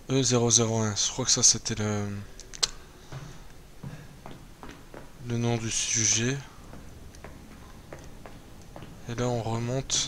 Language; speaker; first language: French; native; French